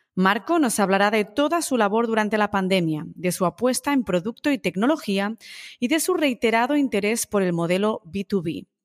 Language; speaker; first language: Spanish; native; Spanish